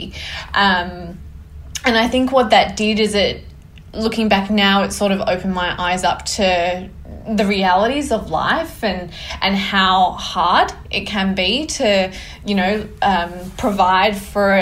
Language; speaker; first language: English; native; English